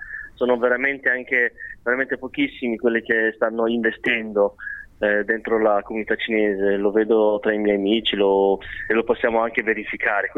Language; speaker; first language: Italian; early bilingual, other home language; Chinese